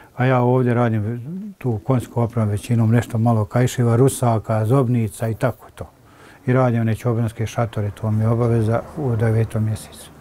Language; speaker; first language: Serbian; native; Serbian